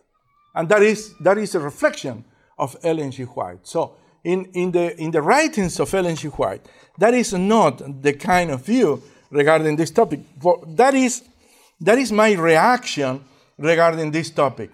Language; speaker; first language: English; non-native, fluent; Spanish